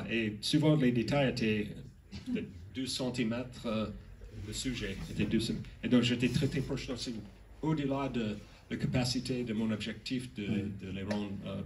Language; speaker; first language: French; non-native, learner; English